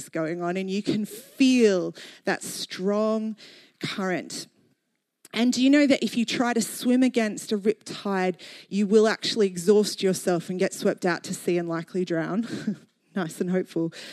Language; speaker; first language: English; native; English